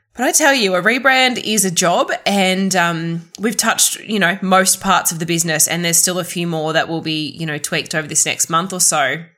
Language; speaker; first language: English; native; English